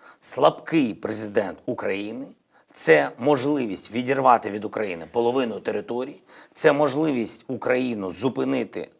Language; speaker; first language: Ukrainian; non-native, local second language; Russian